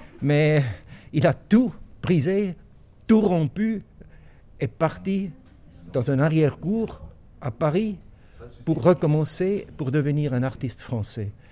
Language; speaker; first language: French; non-native, local second language; German